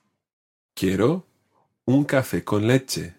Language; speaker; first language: Spanish; non-native, fluent; English